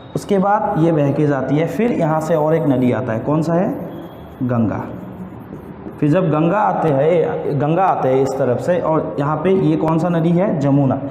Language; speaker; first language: Hindi; non-native, local second language; Assamese